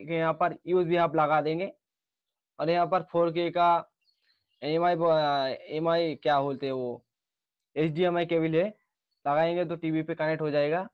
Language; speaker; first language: Hindi; non-native, local second language; Bangla